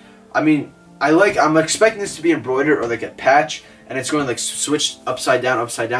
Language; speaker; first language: English; native; English